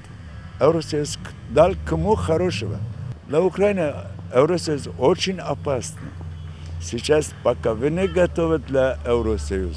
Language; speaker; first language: Russian; non-native, learner; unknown